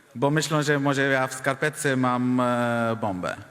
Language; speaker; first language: Polish; non-native, fluent; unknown